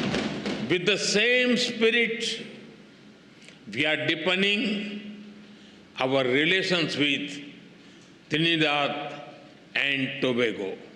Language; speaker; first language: English; non-native, local second language; Hindi